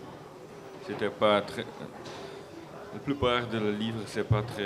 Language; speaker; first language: French; non-native, local second language; Dutch